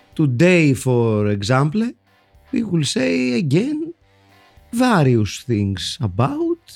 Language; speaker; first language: English; non-native, learner; Greek